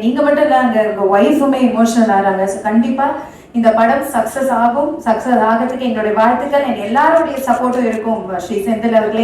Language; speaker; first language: Tamil; native; Tamil